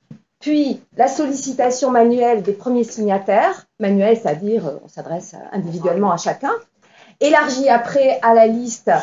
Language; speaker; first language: French; native; French